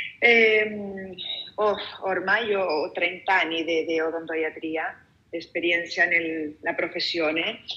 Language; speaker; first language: Italian; non-native, fluent; Spanish